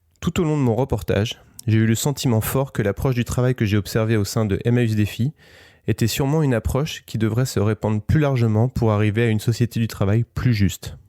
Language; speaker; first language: French; native; French